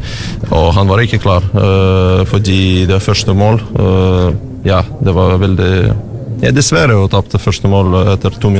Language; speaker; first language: Norwegian; non-native, learner; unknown